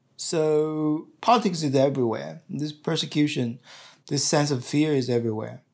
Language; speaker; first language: English; non-native, fluent; Chinese